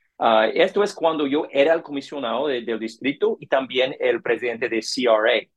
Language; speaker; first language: Spanish; non-native, learner; English